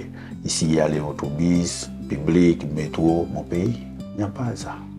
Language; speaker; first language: French; non-native, learner; Haitian Creole